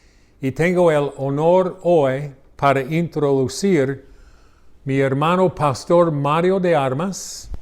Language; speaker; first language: Spanish; non-native, learner; English